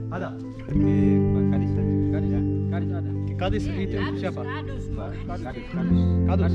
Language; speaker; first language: Indonesian; non-native, learner; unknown